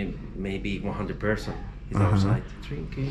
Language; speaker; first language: English; non-native, learner; Spanish